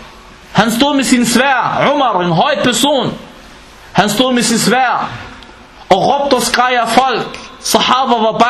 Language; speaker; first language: Danish; non-native, fluent; Arabic